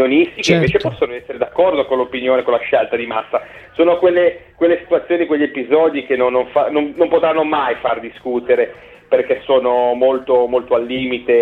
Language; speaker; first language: Italian; native; Italian